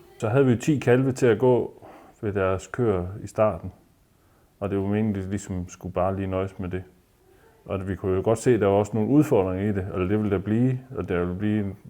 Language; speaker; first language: Danish; native; Danish